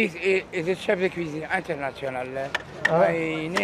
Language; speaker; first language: English; non-native, learner; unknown